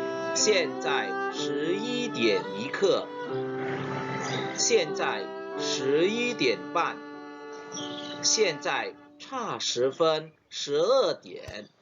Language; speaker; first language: Chinese; non-native, fluent; Indonesian